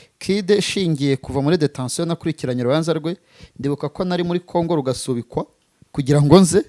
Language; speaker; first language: Kinyarwanda; native; Kinyarwanda